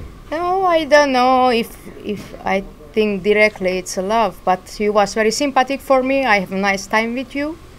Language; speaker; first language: English; non-native, learner; Hungarian